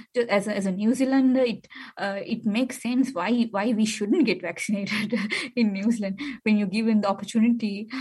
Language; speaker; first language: English; non-native, local second language; Tamil